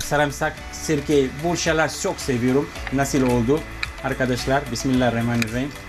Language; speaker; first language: Turkish; non-native, learner; English